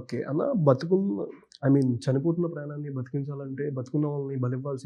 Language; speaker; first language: Telugu; native; Telugu